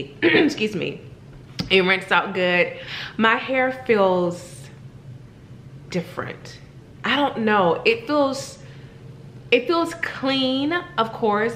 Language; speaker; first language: English; native; English